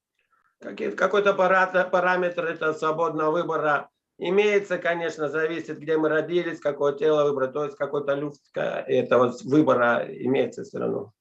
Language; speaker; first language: Russian; native; Russian